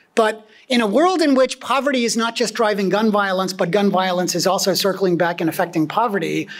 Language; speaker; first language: English; native; English